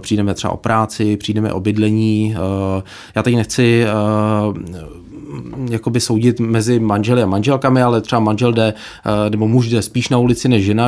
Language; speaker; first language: Czech; native; Czech